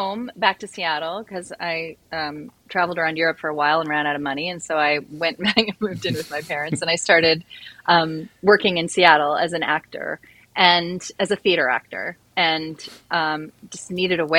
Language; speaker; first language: English; native; English